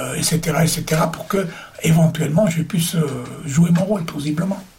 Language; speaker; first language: French; early bilingual, other home language; German